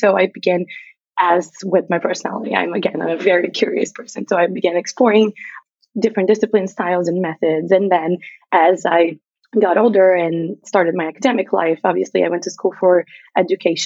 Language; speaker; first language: English; non-native, fluent; Portuguese